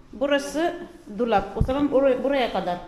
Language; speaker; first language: Turkish; non-native, learner; Filipino